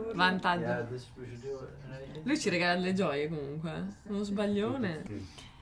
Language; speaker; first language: Italian; native; Italian